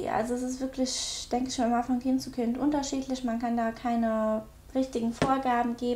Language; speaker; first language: German; native; German